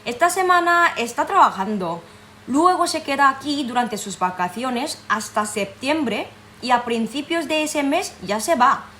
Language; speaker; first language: Spanish; non-native, fluent; Korean